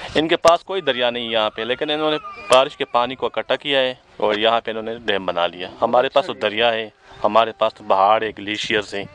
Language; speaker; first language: Urdu; non-native, local second language; Pashto